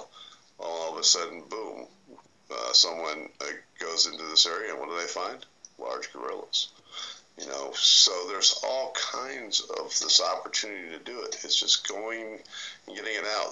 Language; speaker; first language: English; native; English